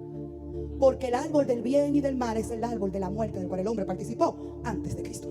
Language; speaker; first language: Spanish; native; Spanish